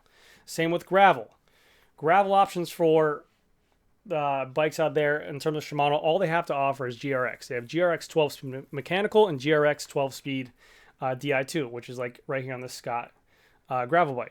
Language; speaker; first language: English; native; English